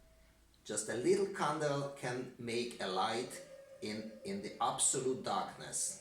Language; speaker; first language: English; non-native, learner; Hungarian